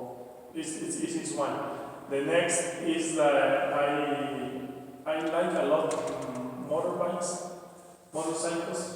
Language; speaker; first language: English; non-native, learner; Spanish